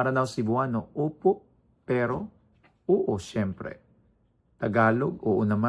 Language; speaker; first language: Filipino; non-native, local second language; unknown